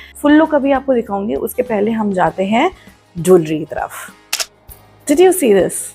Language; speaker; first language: Hindi; non-native, local second language; Marathi